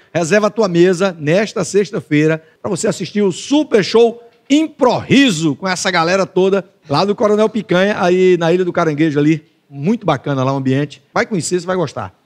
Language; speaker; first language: Portuguese; native; Portuguese